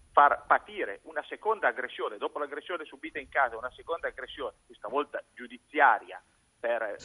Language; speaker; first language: Italian; native; Italian